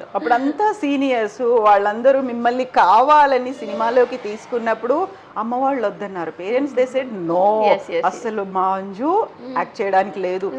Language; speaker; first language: Telugu; native; Telugu